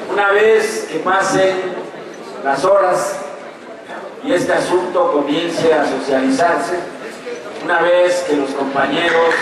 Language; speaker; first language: Spanish; native; Spanish